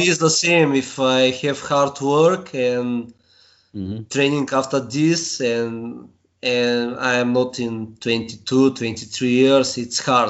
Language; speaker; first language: English; non-native, learner; Bulgarian